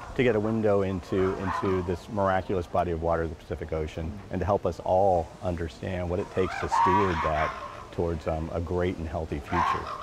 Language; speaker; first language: English; native; English